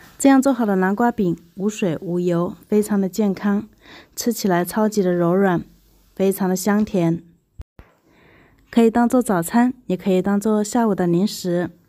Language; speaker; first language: Chinese; native; Chinese